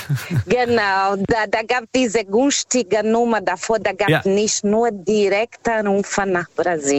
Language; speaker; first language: German; non-native, learner; Portuguese